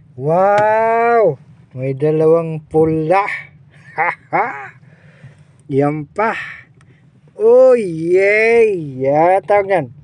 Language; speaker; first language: Filipino; non-native, local second language; Cebuano